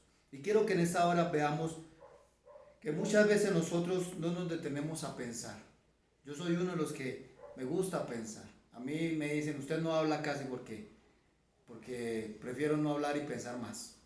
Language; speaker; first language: Spanish; native; Spanish